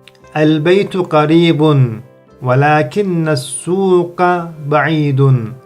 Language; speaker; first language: Arabic; non-native, fluent; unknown